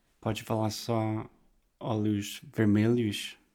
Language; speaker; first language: Portuguese; non-native, fluent; English